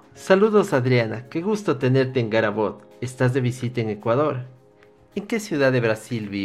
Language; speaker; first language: Spanish; native; Spanish